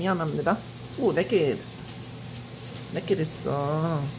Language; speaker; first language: Korean; non-native, learner; English